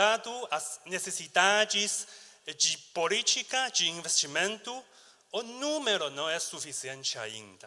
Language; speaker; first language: Portuguese; non-native, learner; Chinese